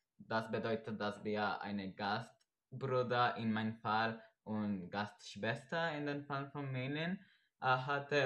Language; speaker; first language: German; non-native, learner; Spanish